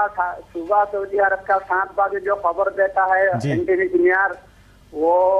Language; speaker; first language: Hindi; non-native, learner; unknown